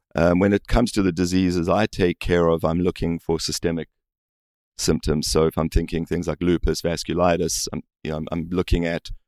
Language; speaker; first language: English; native; English